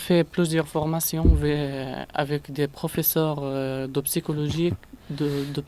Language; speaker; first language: French; non-native, learner; Arabic